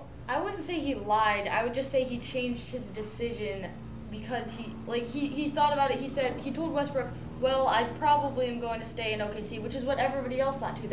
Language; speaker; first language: English; native; English